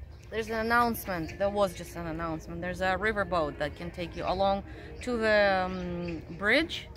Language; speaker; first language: English; non-native, fluent; Russian